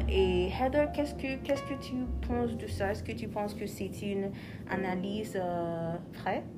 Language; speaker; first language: French; non-native, learner; English